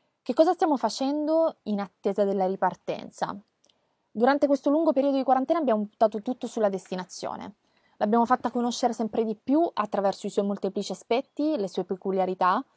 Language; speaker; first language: Italian; native; Italian